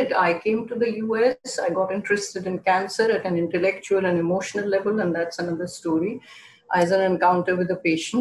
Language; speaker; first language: English; non-native, local second language; Urdu